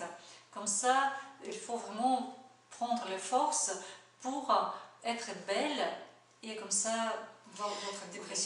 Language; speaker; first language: French; non-native, learner; Russian